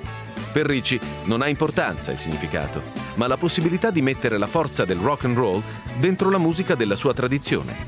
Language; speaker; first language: Italian; native; Italian